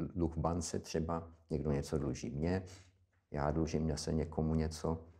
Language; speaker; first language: Czech; native; Czech